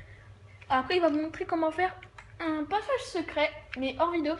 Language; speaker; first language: French; native; French